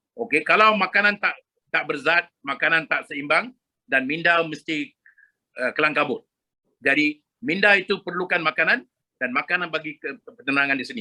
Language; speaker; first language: Malay; non-native, local second language; Tamil